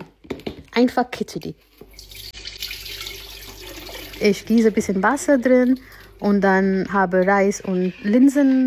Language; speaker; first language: German; non-native, fluent; Gujarati